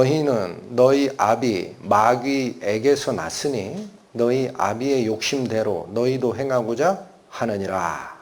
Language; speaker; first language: Korean; native; Korean